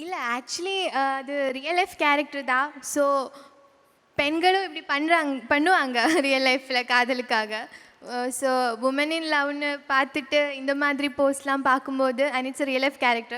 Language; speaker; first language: Tamil; non-native, local second language; Malayalam